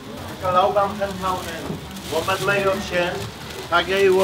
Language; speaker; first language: Chinese; non-native, learner; Polish